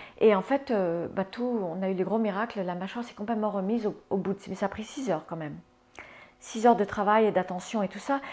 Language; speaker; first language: French; early bilingual, other home language; English